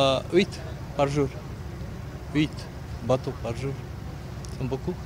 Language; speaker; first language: French; non-native, learner; Romanian